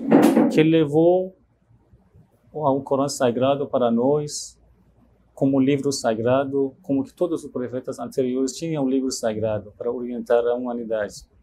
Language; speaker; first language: Portuguese; non-native, fluent; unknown